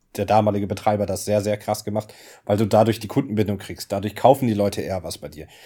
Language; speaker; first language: German; non-native, fluent; English